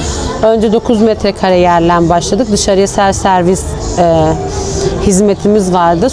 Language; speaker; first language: Turkish; early bilingual, heritage; Turkish